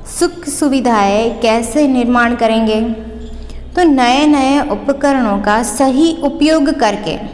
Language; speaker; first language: Hindi; non-native, local second language; Gujarati